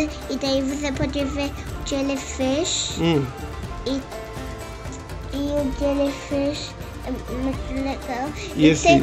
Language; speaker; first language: Portuguese; early bilingual, heritage; Portuguese